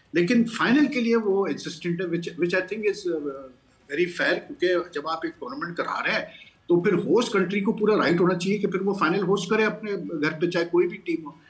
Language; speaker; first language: Urdu; non-native, local second language; Punjabi